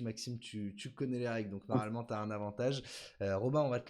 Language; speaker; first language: French; native; French